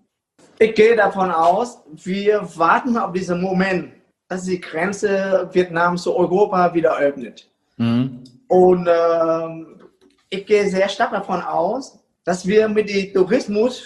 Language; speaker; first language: German; non-native, fluent; Vietnamese